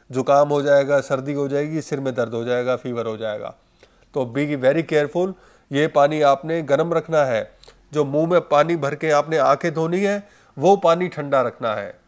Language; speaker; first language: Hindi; native; Hindi